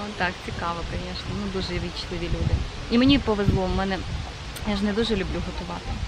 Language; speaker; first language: Ukrainian; native; Ukrainian